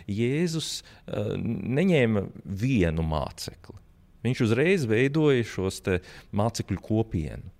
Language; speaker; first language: Latvian; native; Latvian